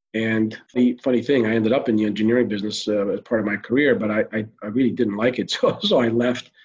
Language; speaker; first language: English; early bilingual, other home language; Hebrew